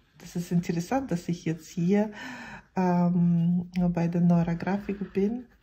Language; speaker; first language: German; non-native, fluent; Russian